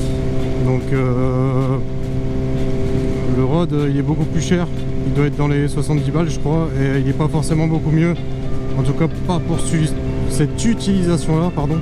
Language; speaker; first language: French; native; French